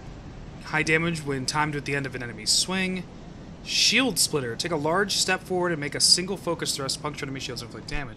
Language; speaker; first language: English; native; English